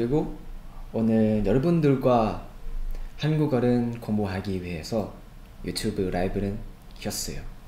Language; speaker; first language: Korean; non-native, learner; Thai